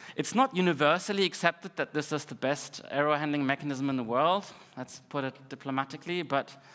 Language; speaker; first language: English; non-native, fluent; Russian